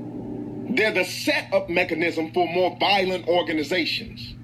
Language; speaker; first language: English; native; English